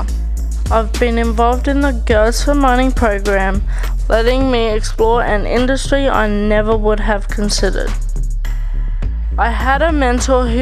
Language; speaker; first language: English; native; English